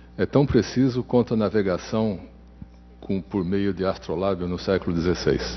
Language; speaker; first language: Portuguese; native; Portuguese